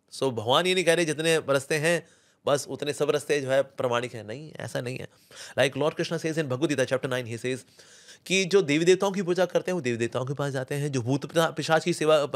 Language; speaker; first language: Hindi; native; Hindi